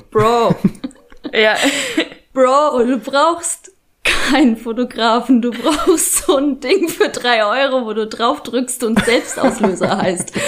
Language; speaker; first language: German; native; German